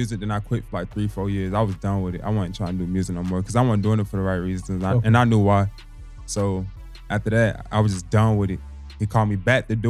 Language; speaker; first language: English; native; English